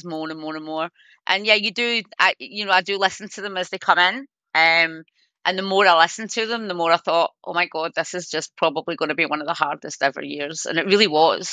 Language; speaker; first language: English; native; English